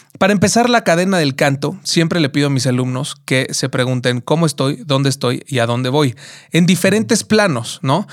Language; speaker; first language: Spanish; native; Spanish